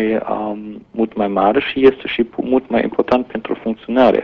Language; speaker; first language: Romanian; non-native, fluent; German